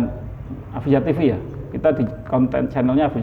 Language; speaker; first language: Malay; non-native, local second language; Javanese